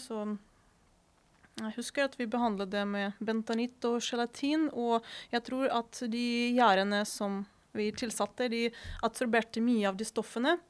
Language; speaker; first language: Norwegian; non-native, fluent; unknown